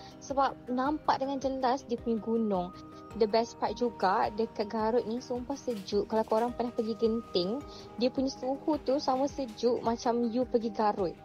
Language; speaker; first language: Malay; native; Malay